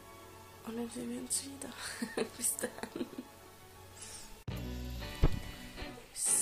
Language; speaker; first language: German; native; German